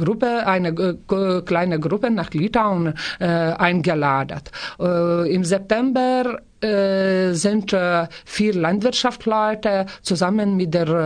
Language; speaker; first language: German; non-native, learner; Lithuanian